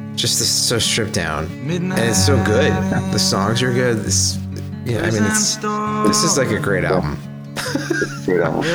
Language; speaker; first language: English; native; English